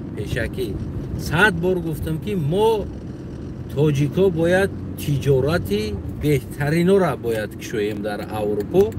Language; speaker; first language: Tajik; non-native, local second language; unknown